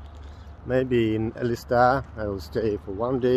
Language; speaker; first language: English; non-native, learner; Russian